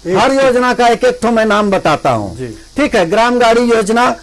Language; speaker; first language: Hindi; native; Hindi